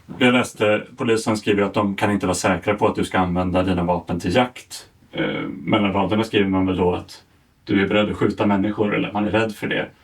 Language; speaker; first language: Swedish; native; Swedish